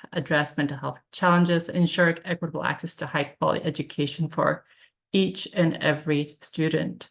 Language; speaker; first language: English; early bilingual, other home language; Korean